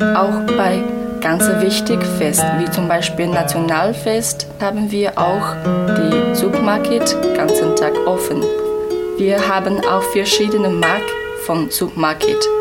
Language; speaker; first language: German; non-native, learner; Chinese